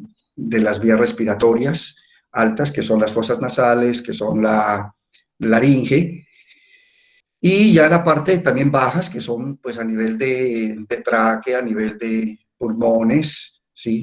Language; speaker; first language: Spanish; native; Spanish